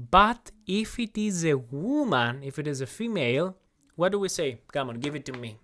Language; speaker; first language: English; non-native, fluent; Greek